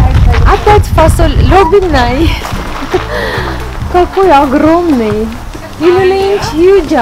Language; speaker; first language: Russian; non-native, fluent; Armenian